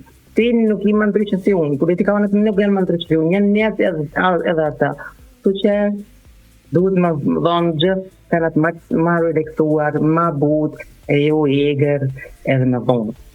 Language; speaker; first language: Albanian; non-native, learner; German